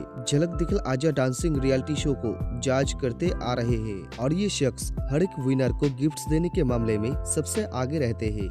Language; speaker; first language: Hindi; native; Hindi